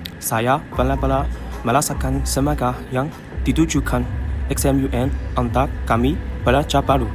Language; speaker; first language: Malay; non-native, learner; Chinese